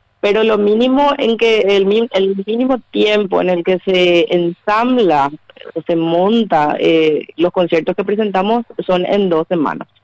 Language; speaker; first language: Spanish; native; Spanish